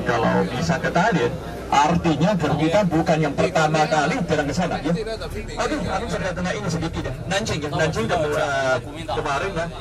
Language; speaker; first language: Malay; non-native, fluent; Chinese